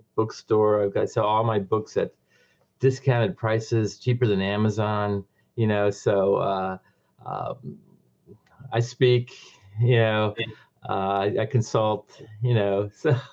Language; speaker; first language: English; native; English